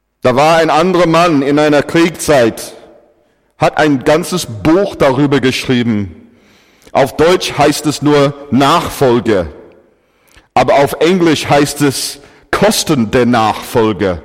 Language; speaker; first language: German; non-native, fluent; English